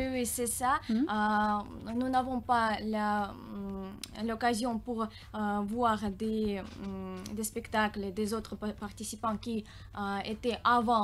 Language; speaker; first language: French; non-native, learner; Russian